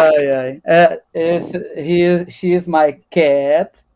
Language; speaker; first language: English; non-native, learner; Portuguese